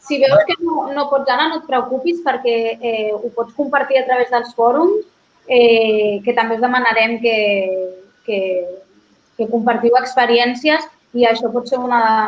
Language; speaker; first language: Catalan; native; Catalan